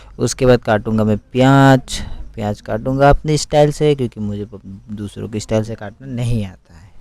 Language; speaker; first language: Hindi; non-native, local second language; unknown